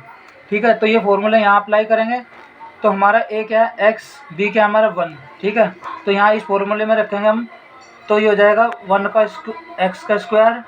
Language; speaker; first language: Hindi; native; Hindi